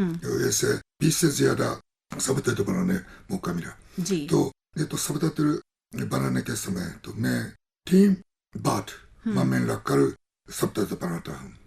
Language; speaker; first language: Hindi; non-native, fluent; Japanese